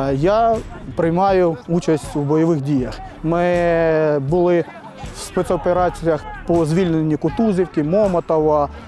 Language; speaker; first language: Ukrainian; native; Ukrainian